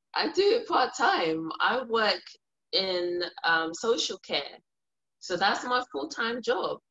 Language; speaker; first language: English; early bilingual, other home language; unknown